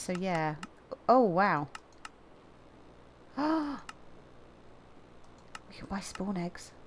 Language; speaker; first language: English; native; English